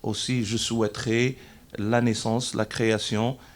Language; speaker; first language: French; non-native, local second language; Arabic